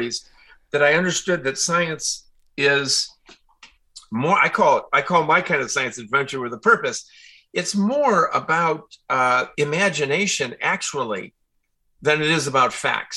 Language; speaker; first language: English; native; English